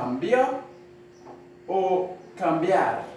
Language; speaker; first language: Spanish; non-native, fluent; Haitian Creole